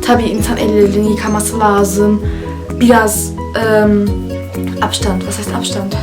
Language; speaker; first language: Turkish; early bilingual, heritage; Turkish